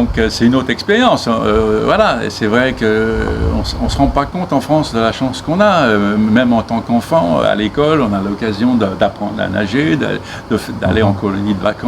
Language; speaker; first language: French; native; French